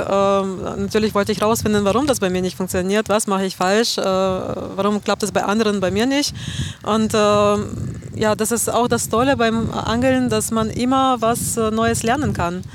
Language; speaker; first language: German; non-native, fluent; Russian